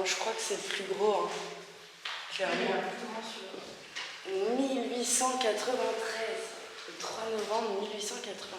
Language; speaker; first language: French; native; French